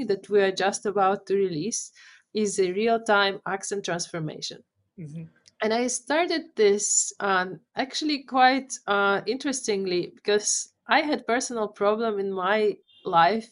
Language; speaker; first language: English; non-native, fluent; Polish